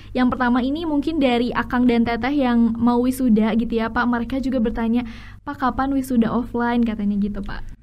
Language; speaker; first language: Indonesian; native; Indonesian